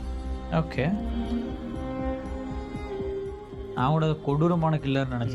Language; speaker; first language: Tamil; native; Tamil